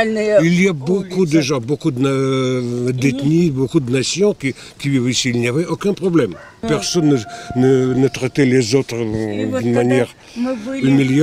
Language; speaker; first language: French; non-native, fluent; Russian